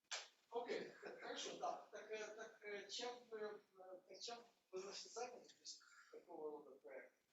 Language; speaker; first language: Russian; native; Russian